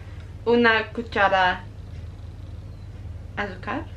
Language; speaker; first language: Spanish; non-native, learner; English